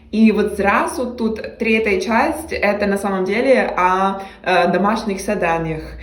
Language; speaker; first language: Russian; non-native, fluent; Spanish